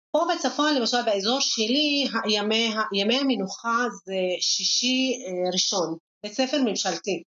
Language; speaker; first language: Hebrew; non-native, local second language; Arabic